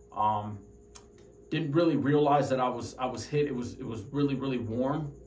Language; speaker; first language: English; native; English